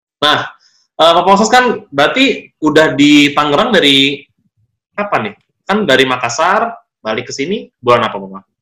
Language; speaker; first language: Indonesian; native; Indonesian